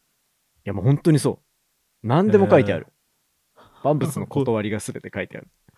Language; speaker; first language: Japanese; native; Japanese